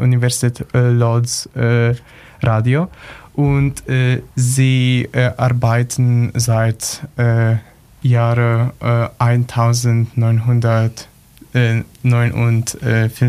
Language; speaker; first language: German; non-native, learner; Polish